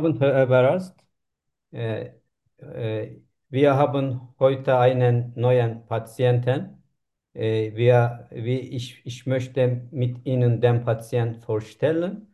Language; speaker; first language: German; non-native, learner; Turkish